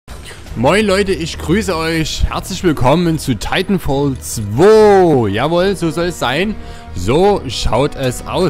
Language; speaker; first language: German; native; German